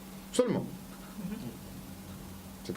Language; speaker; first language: French; native; French